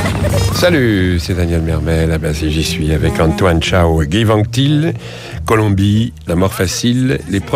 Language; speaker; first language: French; native; French